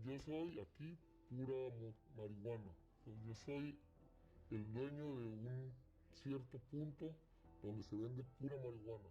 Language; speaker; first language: Spanish; native; Spanish